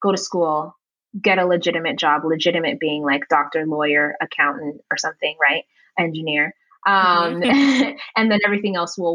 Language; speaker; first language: English; native; English